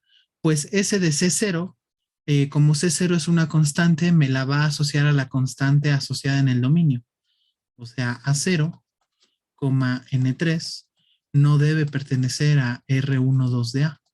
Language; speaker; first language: Spanish; native; Spanish